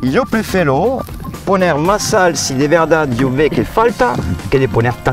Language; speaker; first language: Spanish; non-native, learner; French